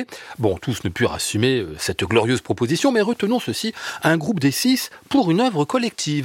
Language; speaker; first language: French; native; French